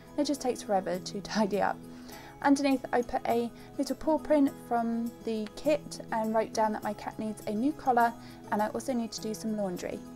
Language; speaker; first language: English; native; English